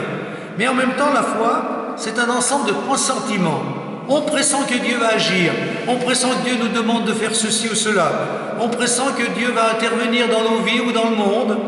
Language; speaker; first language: French; native; French